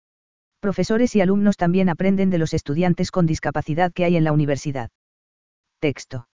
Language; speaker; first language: Spanish; native; Spanish